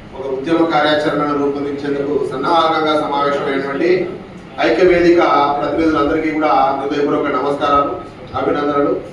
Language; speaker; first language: Telugu; native; Telugu